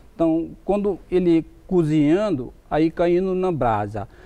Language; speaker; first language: Portuguese; non-native, learner; Hindi